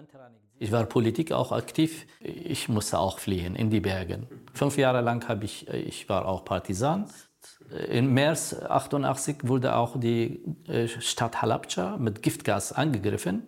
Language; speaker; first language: German; non-native, fluent; Kurdish